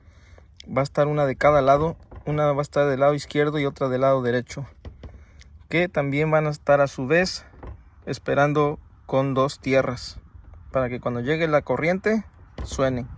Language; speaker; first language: Spanish; native; Spanish